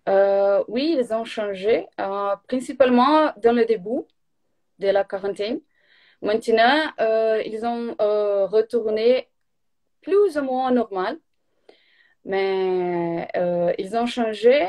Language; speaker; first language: French; non-native, learner; Portuguese